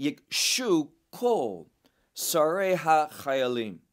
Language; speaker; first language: Hebrew; non-native, fluent; English